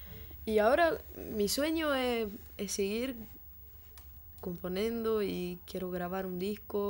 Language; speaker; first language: Spanish; non-native, fluent; Portuguese